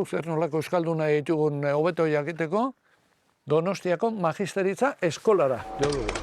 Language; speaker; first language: Basque; native; Basque